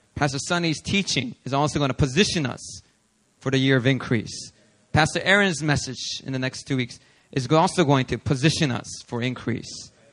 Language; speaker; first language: English; native; English